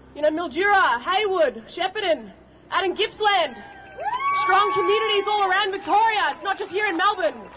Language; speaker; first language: English; native; English